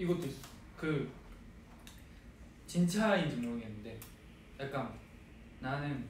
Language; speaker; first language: Korean; non-native, fluent; Japanese